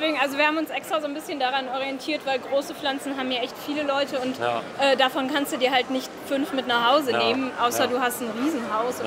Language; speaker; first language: German; native; German